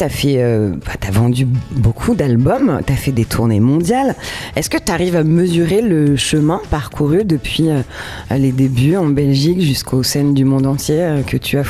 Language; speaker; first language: French; native; French